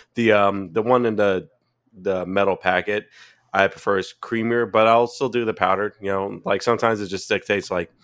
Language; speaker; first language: English; native; English